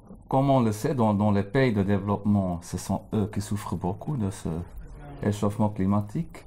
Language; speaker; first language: French; non-native, local second language; German